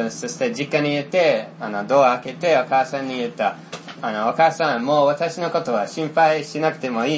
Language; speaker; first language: Japanese; non-native, fluent; Finnish